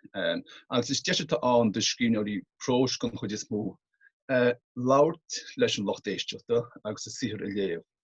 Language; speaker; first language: Irish; native; Irish